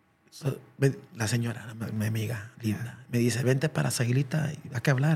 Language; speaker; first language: Spanish; early bilingual, heritage; Spanish